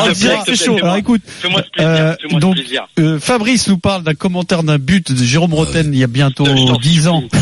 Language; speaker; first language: French; native; French